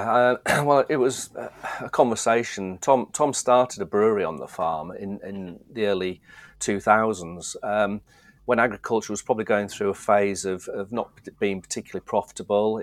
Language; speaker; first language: English; native; English